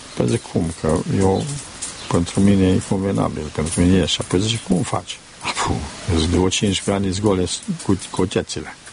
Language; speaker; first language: Romanian; native; Romanian